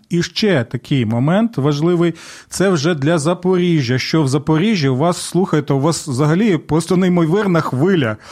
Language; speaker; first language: Ukrainian; native; Ukrainian